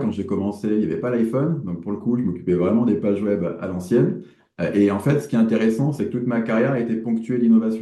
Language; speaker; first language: French; native; French